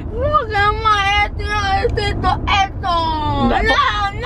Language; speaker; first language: Spanish; early bilingual, heritage; English